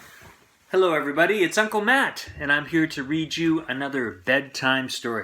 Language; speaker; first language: English; native; English